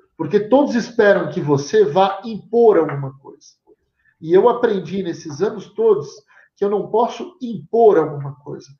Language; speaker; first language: Portuguese; native; Portuguese